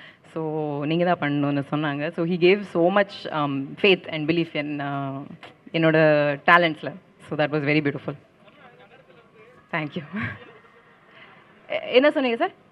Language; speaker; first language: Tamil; non-native, fluent; Kannada